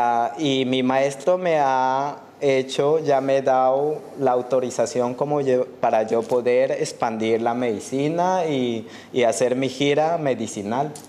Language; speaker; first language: Spanish; non-native, local second language; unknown